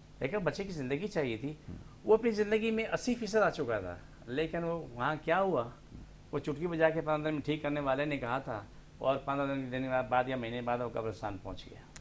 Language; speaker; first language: Urdu; non-native, local second language; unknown